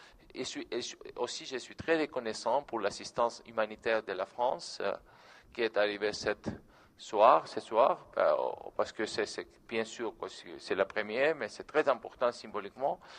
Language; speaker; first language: French; non-native, learner; Georgian